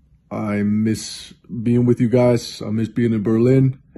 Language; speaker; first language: English; non-native, fluent; Icelandic